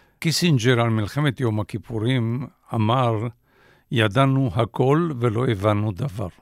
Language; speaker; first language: Hebrew; non-native, fluent; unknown